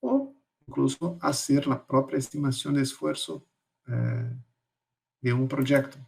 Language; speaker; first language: Spanish; non-native, fluent; Portuguese